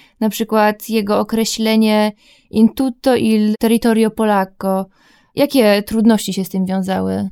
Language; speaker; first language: Polish; native; Polish